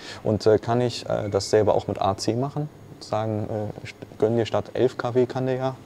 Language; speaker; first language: German; native; German